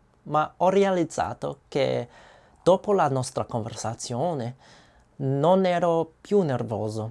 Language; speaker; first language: Italian; non-native, learner; English